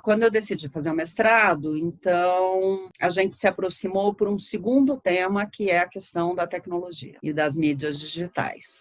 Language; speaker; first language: Portuguese; native; Portuguese